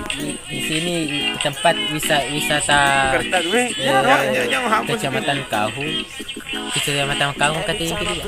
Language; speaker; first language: Indonesian; non-native, local second language; Buginese